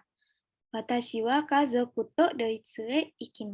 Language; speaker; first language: Japanese; non-native, fluent; Indonesian